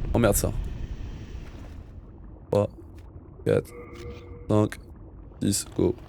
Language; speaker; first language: French; native; French